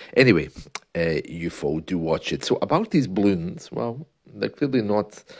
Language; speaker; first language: English; native; English